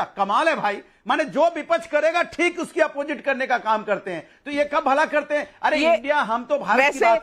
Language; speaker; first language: Hindi; native; Hindi